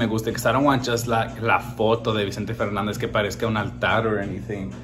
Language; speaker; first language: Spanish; early bilingual, heritage; Spanish